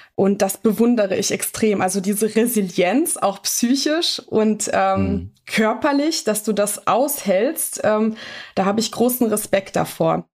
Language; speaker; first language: German; native; German